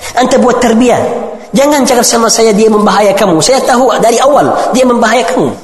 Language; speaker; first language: Malay; non-native, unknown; Arabic